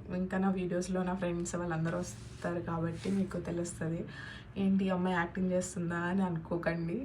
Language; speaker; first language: Telugu; non-native, local second language; Hindi